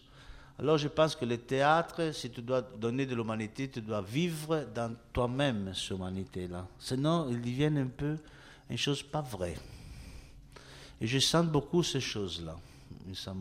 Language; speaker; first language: French; non-native, learner; Italian